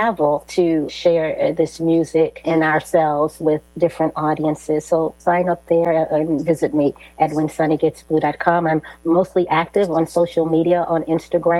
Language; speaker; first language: English; native; English